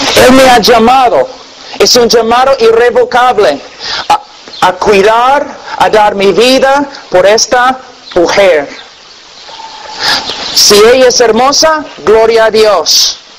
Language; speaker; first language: Spanish; non-native, fluent; English